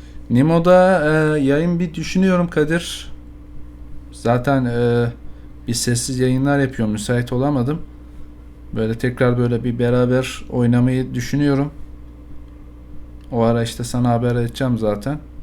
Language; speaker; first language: Turkish; native; Turkish